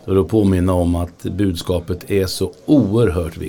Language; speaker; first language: Swedish; native; Swedish